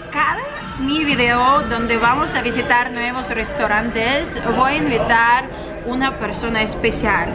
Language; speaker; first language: Spanish; non-native, learner; Russian